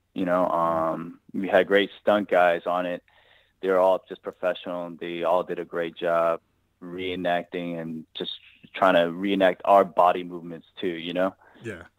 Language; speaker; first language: English; native; English